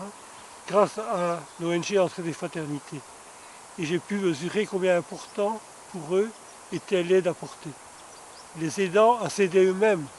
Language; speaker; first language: French; native; French